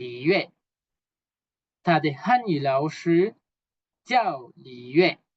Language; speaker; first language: Chinese; non-native, fluent; Spanish